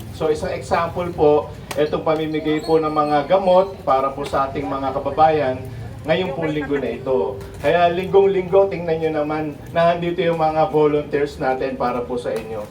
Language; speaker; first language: Filipino; native; Filipino